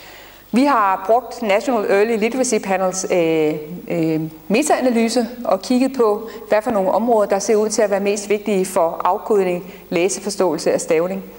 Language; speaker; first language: Danish; native; Danish